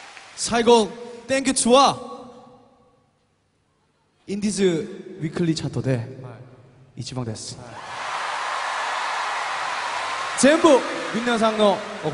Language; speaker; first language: Japanese; non-native, learner; Korean